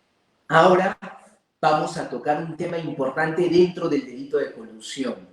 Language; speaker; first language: Spanish; native; Spanish